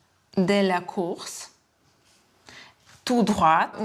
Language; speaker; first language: French; non-native, learner; Russian